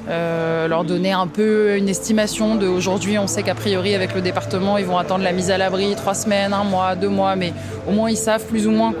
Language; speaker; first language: French; native; French